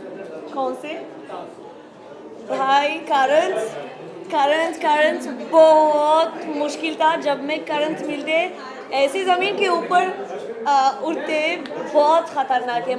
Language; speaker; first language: Hindi; non-native, learner; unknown